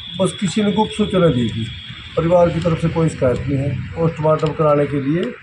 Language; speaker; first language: Hindi; native; Hindi